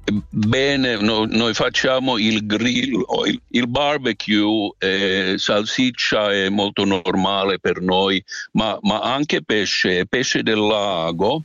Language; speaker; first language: Italian; non-native, fluent; Finnish